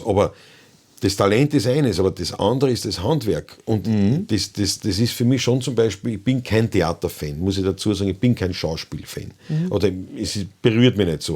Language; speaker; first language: German; native; German